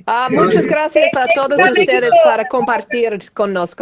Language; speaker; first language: Spanish; non-native, learner; English